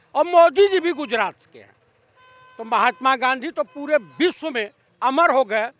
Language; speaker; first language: Hindi; native; Hindi